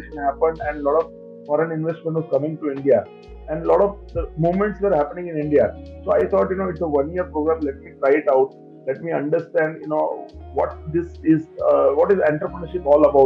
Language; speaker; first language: English; non-native, local second language; Gujarati